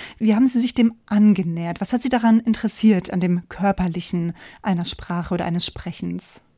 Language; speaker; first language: German; native; German